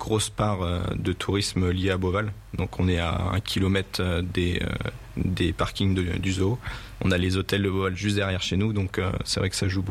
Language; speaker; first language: French; native; French